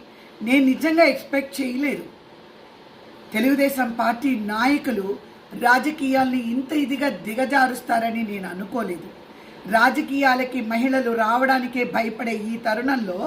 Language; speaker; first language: Telugu; native; Telugu